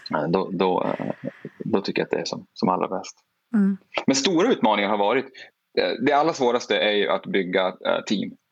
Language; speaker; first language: Swedish; native; Swedish